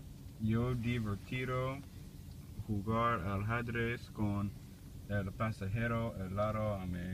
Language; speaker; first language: Spanish; non-native, learner; English